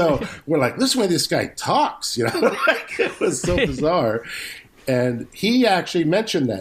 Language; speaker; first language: English; native; English